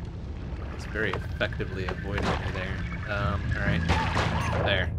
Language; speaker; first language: English; native; English